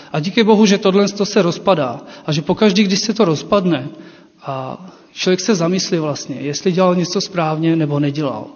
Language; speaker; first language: Czech; non-native, fluent; Ukrainian